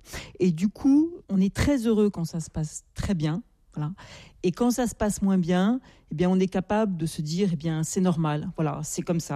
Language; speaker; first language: French; native; French